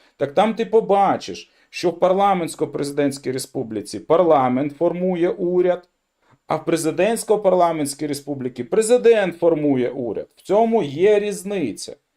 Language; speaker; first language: Ukrainian; non-native, local second language; Russian